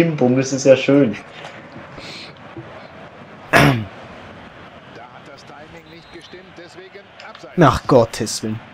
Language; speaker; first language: German; native; German